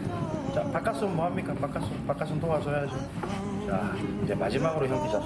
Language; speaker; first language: Korean; native; Korean